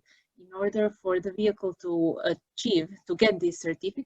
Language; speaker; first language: English; non-native, fluent; Croatian